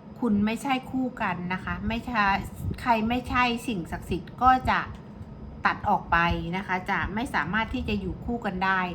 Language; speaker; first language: Thai; native; Thai